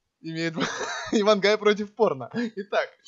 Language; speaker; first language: Russian; native; Russian